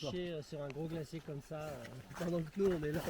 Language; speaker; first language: French; native; French